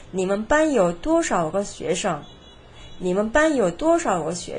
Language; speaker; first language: Chinese; non-native, fluent; Korean